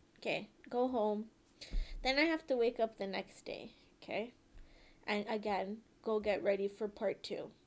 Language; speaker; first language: English; native; English